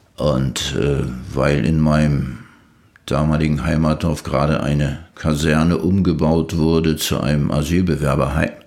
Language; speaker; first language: German; native; German